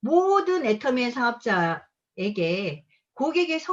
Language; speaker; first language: Korean; native; Korean